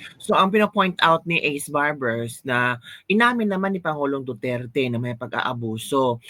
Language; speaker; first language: Filipino; non-native, local second language; Cebuano